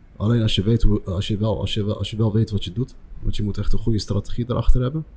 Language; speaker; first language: Dutch; early bilingual, other home language; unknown